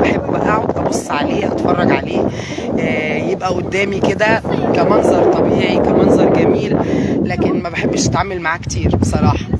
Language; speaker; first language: Arabic; native; Arabic